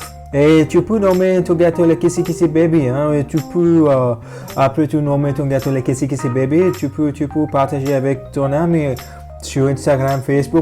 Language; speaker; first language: French; non-native, fluent; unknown